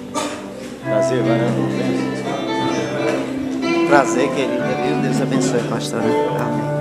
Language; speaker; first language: Portuguese; native; Portuguese